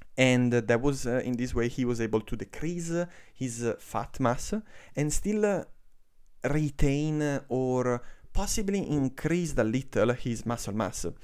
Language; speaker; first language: English; non-native, fluent; Italian